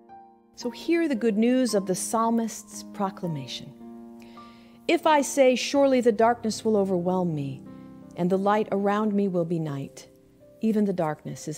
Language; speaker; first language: English; native; English